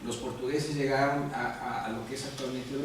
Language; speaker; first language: Spanish; native; Spanish